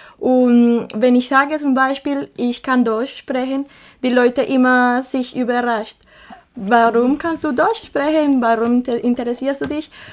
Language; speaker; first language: German; non-native, learner; Spanish